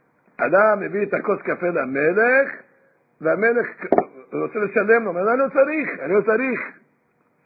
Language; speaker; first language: Hebrew; non-native, fluent; English